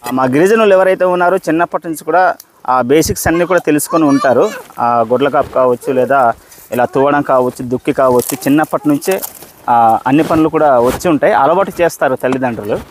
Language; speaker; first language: Telugu; non-native, local second language; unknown